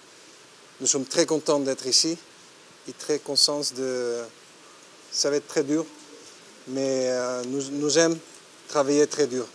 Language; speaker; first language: French; non-native, fluent; Dutch